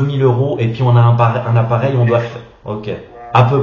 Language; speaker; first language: French; native; French